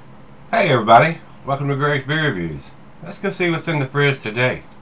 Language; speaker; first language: English; native; English